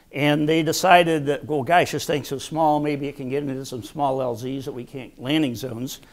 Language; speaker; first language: English; native; English